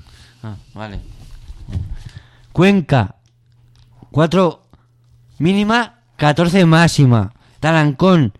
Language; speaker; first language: Spanish; native; Spanish